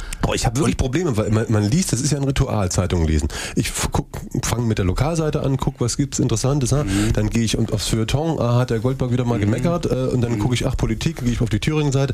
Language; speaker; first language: German; native; German